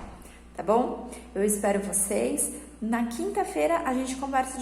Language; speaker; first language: Portuguese; native; Portuguese